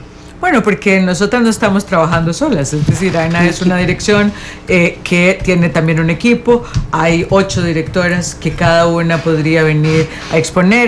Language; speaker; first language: Spanish; native; Spanish